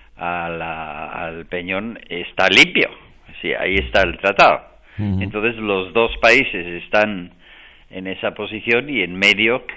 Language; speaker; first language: Spanish; non-native, fluent; English